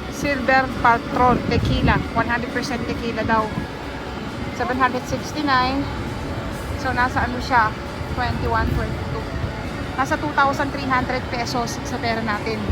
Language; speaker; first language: Filipino; non-native, local second language; Pampanga